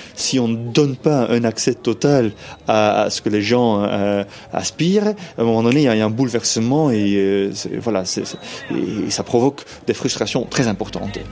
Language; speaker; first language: French; non-native, fluent; Dutch